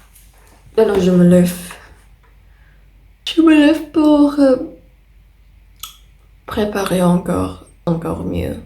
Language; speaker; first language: French; non-native, learner; Indonesian